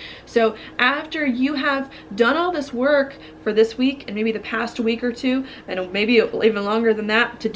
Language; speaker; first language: English; native; English